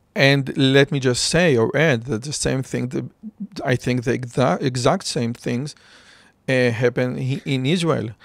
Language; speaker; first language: English; non-native, fluent; Hebrew